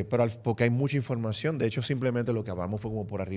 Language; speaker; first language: Spanish; native; Spanish